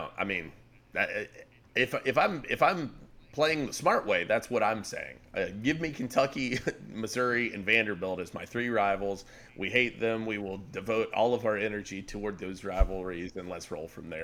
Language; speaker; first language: English; native; English